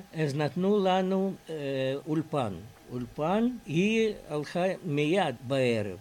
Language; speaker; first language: Hebrew; non-native, fluent; Russian